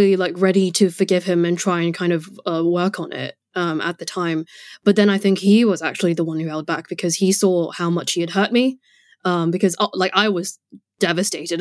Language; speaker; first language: English; non-native, local second language; Cantonese